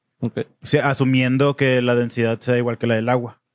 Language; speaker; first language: Spanish; native; Spanish